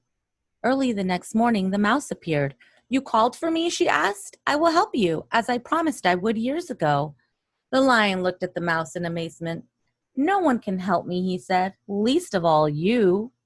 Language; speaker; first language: English; native; English